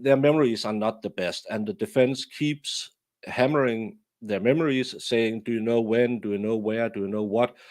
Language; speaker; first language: English; non-native, fluent; Danish